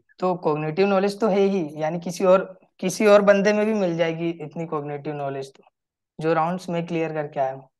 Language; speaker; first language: Hindi; native; Hindi